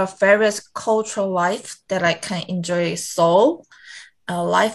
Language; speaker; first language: English; non-native, learner; Korean